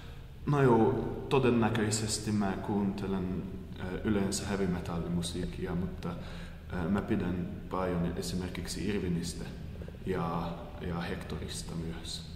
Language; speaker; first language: Finnish; non-native, learner; Hungarian